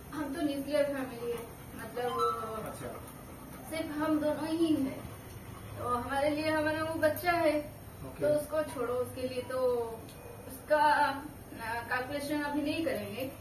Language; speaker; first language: Hindi; non-native, local second language; Odia